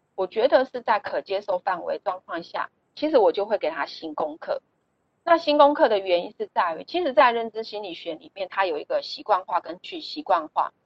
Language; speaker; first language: Chinese; native; Chinese